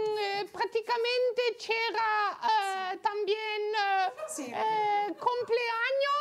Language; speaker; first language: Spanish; non-native, learner; German